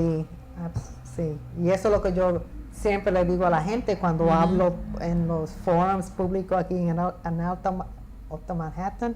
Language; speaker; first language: Spanish; early bilingual, heritage; Spanish